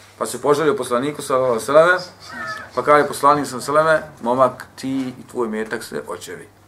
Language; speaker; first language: Bosnian; native; Bosnian